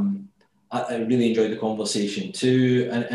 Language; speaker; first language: English; native; English